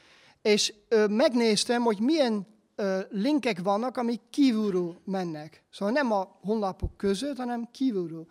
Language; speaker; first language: Hungarian; non-native, fluent; Dutch